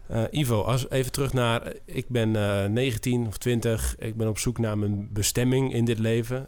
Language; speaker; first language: Dutch; native; Dutch